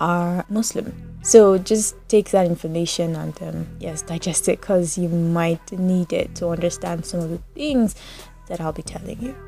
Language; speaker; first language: English; non-native, local second language; Yoruba